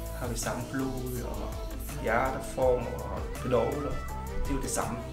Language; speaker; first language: Danish; early bilingual, other home language; Vietnamese